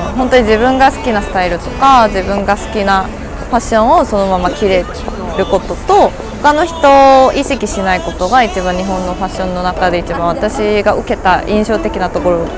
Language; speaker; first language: Japanese; non-native, fluent; Korean